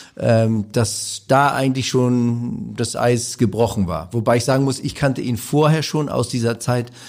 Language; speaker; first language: German; native; German